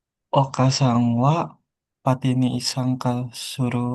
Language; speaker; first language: Japanese; non-native, learner; Indonesian